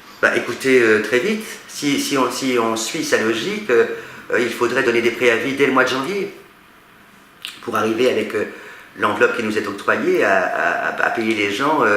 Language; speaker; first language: French; native; French